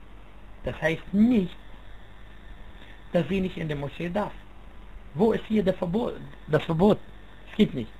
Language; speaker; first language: German; non-native, fluent; Arabic